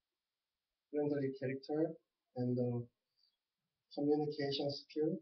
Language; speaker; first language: English; non-native, learner; Korean